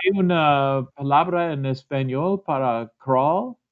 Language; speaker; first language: Spanish; non-native, learner; English